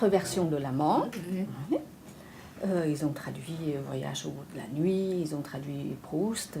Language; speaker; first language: French; non-native, fluent; Vietnamese